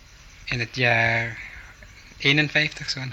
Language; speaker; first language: Dutch; early bilingual, heritage; Dutch